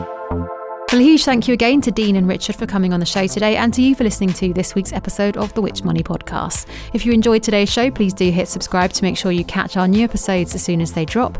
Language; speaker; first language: English; native; English